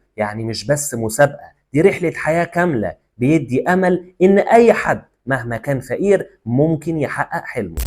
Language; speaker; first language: Arabic; native; Arabic